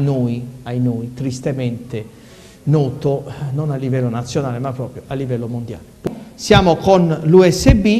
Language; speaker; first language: Italian; native; Italian